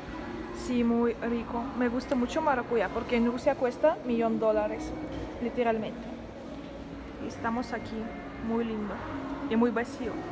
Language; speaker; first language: Spanish; non-native, fluent; Russian